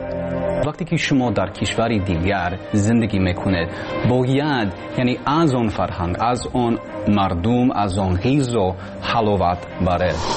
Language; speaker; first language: Persian; non-native, learner; English